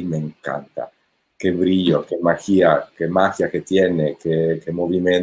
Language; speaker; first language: Spanish; non-native, fluent; Italian